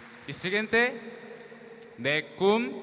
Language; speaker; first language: Spanish; non-native, learner; Korean